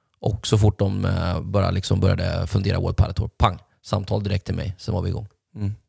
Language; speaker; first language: Swedish; native; Swedish